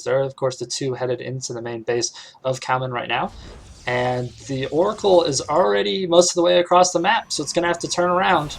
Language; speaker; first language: English; native; English